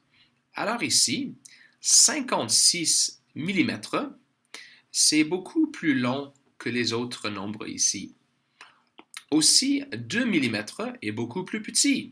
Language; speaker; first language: French; non-native, local second language; English